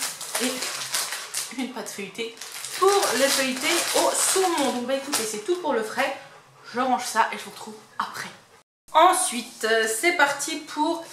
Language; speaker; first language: French; native; French